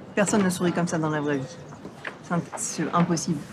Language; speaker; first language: French; native; French